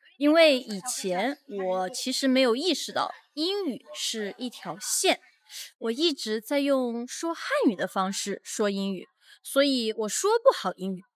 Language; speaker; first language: Chinese; native; Chinese